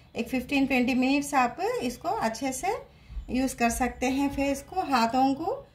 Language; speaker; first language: Hindi; non-native, local second language; Telugu